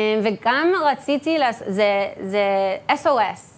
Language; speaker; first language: Hebrew; early bilingual, heritage; English